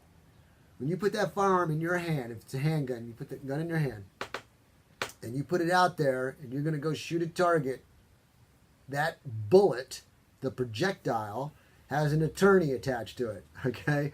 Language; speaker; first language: English; native; English